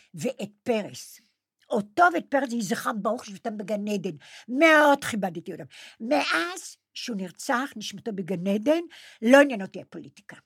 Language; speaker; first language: Hebrew; non-native, fluent; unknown